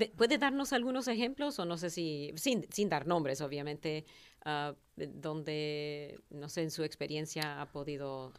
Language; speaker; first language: Spanish; native; Spanish